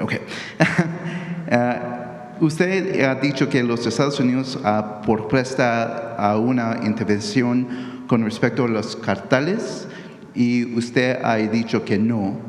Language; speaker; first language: Spanish; early bilingual, heritage; English